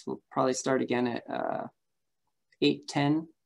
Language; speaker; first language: English; native; English